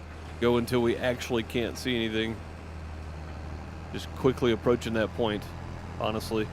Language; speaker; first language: English; native; English